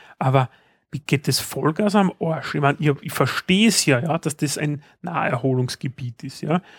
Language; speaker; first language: German; native; German